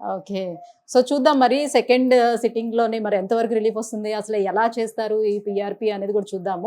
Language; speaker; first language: Telugu; native; Telugu